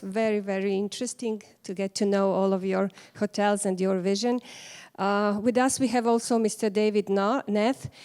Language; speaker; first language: English; non-native, fluent; Slovenian